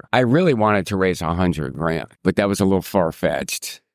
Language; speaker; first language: English; native; English